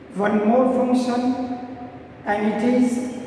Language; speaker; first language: English; non-native, local second language; Gujarati